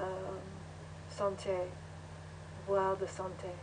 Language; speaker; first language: French; non-native, learner; English